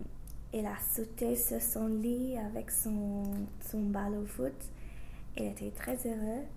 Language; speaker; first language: French; non-native, fluent; English